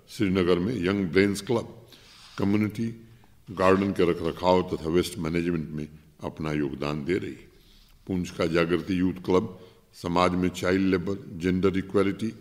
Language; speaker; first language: Hindi; native; Hindi